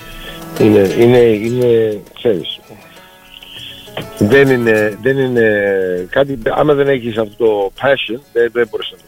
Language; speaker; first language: Greek; early bilingual, heritage; Greek